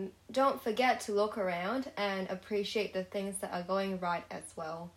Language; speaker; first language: English; non-native, local second language; Cantonese